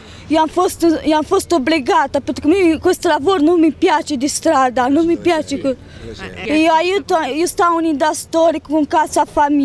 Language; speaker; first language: Italian; non-native, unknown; Romanian